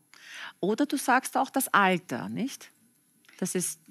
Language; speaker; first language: German; native; German